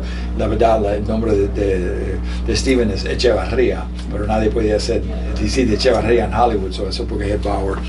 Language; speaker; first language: Spanish; early bilingual, heritage; Spanish